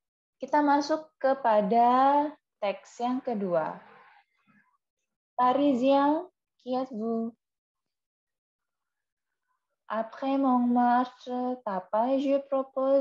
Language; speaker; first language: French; non-native, fluent; Indonesian